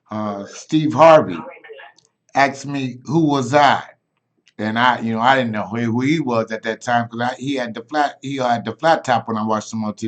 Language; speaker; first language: English; native; English